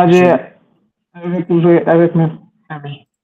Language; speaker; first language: French; non-native, learner; Hindi